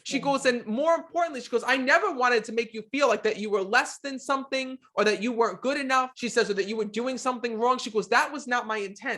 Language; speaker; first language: English; native; English